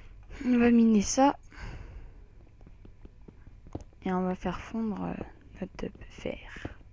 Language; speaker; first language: French; native; French